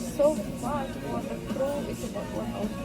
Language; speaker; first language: English; non-native, fluent; Indonesian